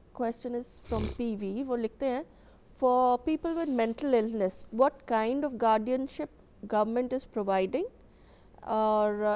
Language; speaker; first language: Hindi; native; Hindi